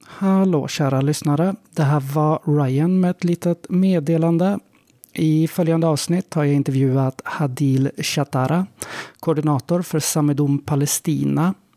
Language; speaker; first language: Swedish; native; Swedish